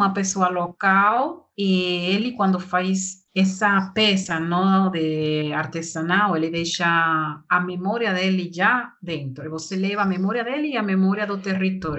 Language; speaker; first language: Portuguese; non-native, learner; Spanish